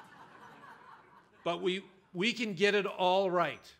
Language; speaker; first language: English; native; English